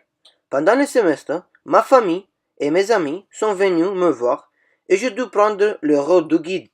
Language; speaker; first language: French; non-native, fluent; Romanian